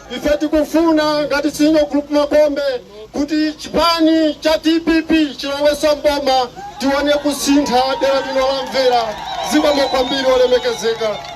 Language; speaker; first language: Nyanja; native; Nyanja